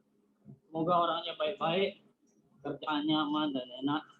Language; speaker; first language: Indonesian; native; Indonesian